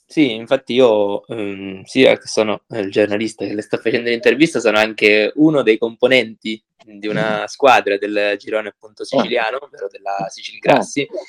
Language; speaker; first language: Italian; native; Italian